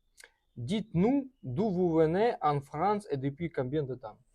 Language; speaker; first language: French; non-native, learner; Russian